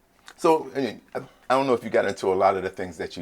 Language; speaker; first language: English; native; English